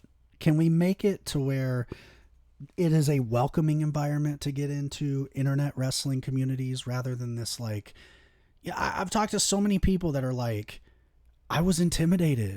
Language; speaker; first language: English; native; English